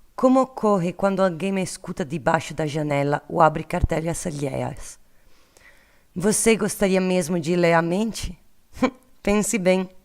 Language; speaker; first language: Portuguese; non-native, learner; Italian